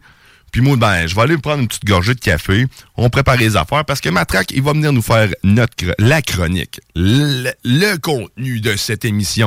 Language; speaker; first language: French; native; French